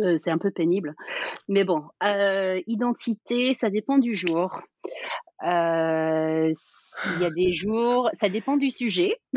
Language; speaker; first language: French; early bilingual, heritage; French